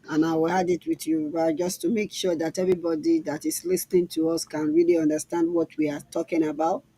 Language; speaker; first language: English; non-native, local second language; Yoruba